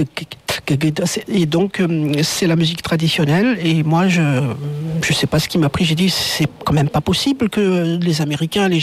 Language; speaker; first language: French; non-native, local second language; Malagasy